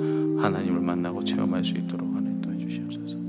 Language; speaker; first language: Korean; native; Korean